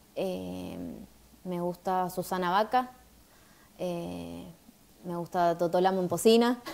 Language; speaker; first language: Spanish; native; Spanish